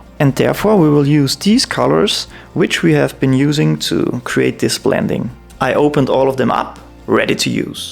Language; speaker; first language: English; non-native, fluent; German